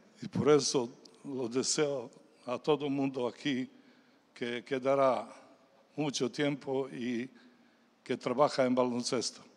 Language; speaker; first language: Spanish; non-native, learner; Serbian